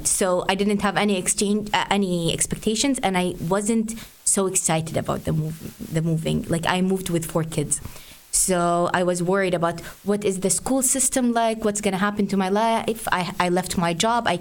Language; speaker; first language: English; non-native, fluent; Arabic